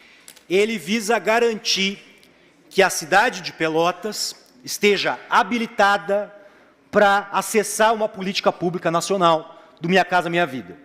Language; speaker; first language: Portuguese; native; Portuguese